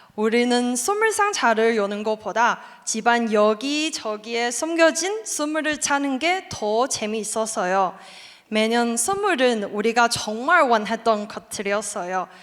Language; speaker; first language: Korean; non-native, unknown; Chinese